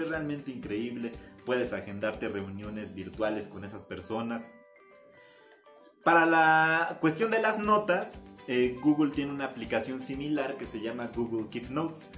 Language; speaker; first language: Spanish; native; Spanish